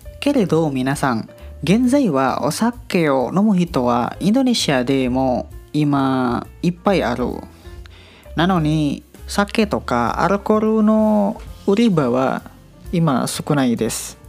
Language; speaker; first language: Japanese; non-native, learner; Indonesian